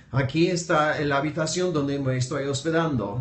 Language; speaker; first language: Spanish; non-native, fluent; English